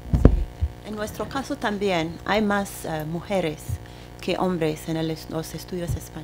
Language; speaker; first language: Spanish; non-native, fluent; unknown